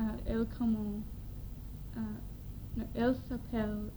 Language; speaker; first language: French; non-native, learner; English